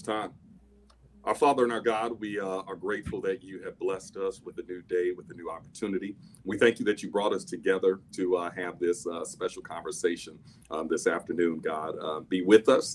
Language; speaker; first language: English; native; English